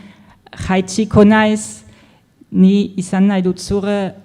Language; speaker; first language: Basque; non-native, fluent; German